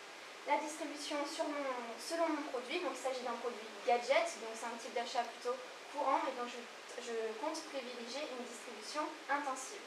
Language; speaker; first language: French; native; French